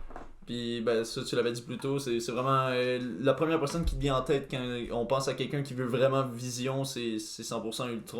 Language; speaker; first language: French; native; French